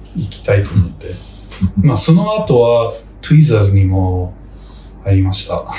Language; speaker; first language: Japanese; non-native, fluent; English